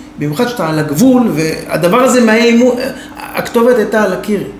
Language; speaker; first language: Hebrew; native; Hebrew